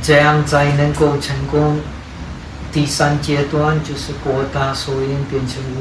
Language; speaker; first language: Chinese; non-native, learner; Czech